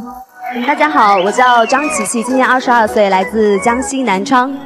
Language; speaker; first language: Chinese; native; Chinese